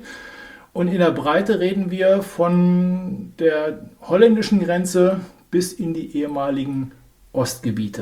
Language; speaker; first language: German; native; German